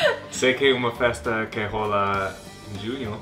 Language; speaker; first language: Portuguese; non-native, fluent; English